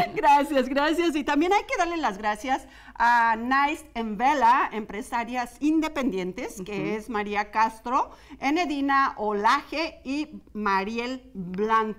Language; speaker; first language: Spanish; native; Spanish